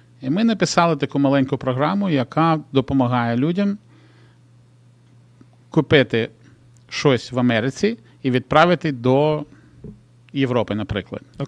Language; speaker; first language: Ukrainian; non-native, local second language; Russian